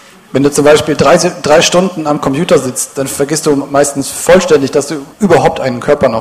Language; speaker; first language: German; native; German